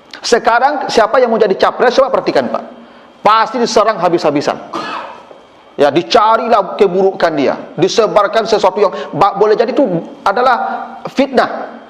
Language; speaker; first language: Malay; non-native, local second language; Minangkabau